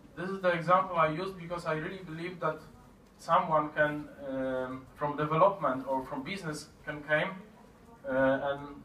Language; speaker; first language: English; non-native, fluent; Polish